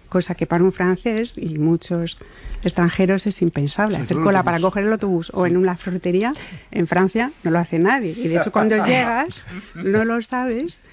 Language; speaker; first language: Spanish; non-native, fluent; French